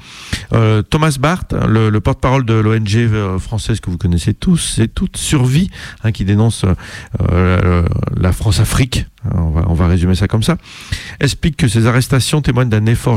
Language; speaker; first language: French; native; French